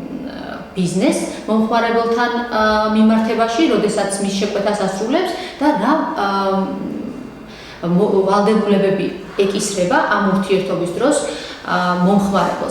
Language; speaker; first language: Georgian; native; Georgian